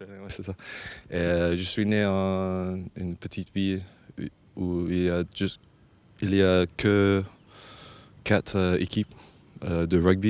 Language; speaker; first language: French; non-native, fluent; English